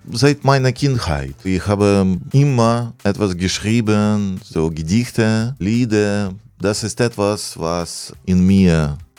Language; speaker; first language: German; non-native, fluent; Russian